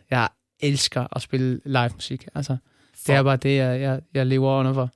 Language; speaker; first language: Danish; native; Danish